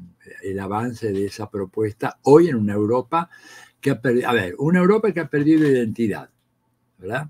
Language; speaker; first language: Spanish; native; Spanish